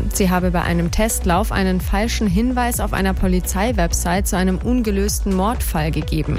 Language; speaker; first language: German; native; German